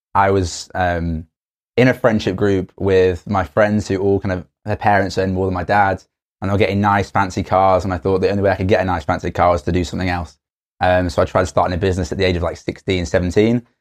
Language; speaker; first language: English; native; English